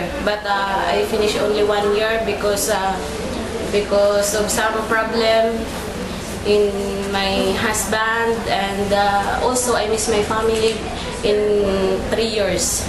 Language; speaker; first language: English; non-native, learner; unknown